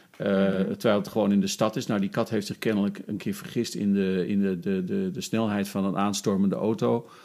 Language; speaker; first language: Dutch; native; Dutch